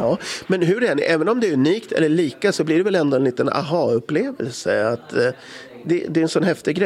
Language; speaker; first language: Swedish; native; Swedish